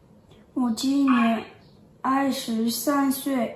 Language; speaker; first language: Chinese; non-native, learner; Japanese